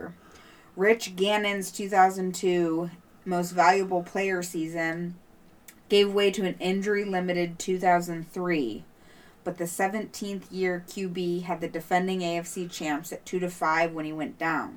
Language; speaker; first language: English; native; English